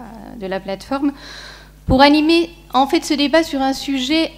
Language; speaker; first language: French; native; French